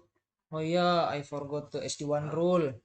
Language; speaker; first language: English; non-native, learner; Indonesian